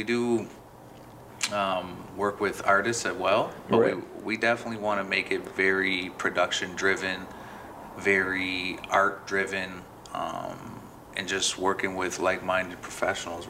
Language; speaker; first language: English; native; English